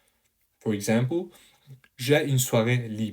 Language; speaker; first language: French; non-native, learner; English